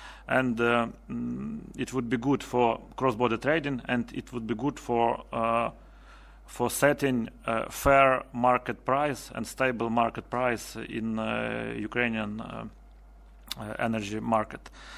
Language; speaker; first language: English; non-native, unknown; Ukrainian